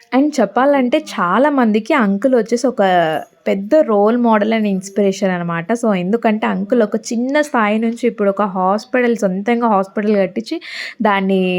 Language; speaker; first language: Telugu; non-native, local second language; Lambadi